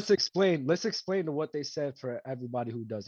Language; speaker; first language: English; native; English